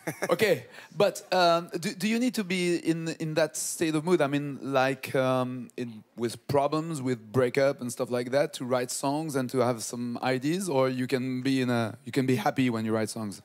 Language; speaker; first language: English; non-native, fluent; French